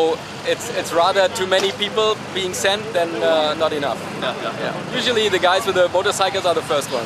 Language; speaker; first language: English; non-native, fluent; German